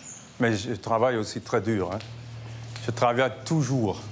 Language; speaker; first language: French; non-native, fluent; Dutch